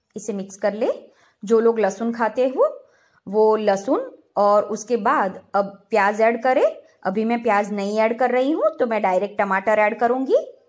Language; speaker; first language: Hindi; non-native, local second language; Gujarati